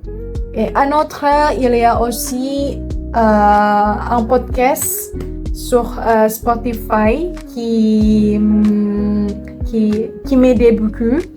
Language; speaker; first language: French; non-native, learner; Indonesian